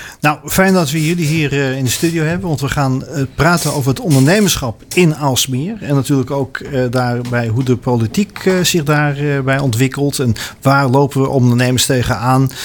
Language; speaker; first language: Dutch; native; Dutch